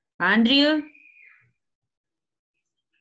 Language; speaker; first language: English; non-native, learner; Spanish